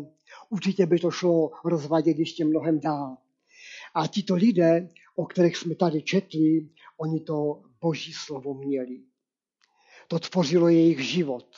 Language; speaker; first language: Czech; non-native, local second language; Polish